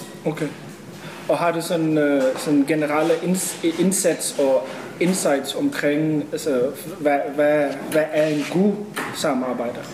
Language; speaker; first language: Danish; non-native, fluent; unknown